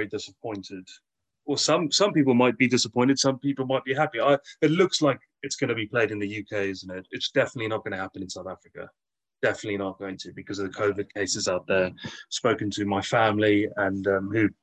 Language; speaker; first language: English; native; English